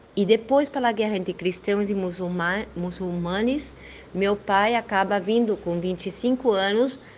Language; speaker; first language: Portuguese; early bilingual, heritage; Spanish